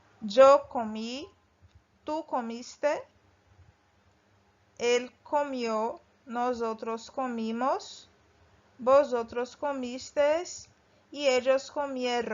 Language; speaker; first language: Spanish; non-native, fluent; Portuguese